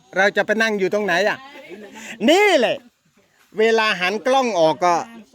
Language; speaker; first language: Thai; native; Thai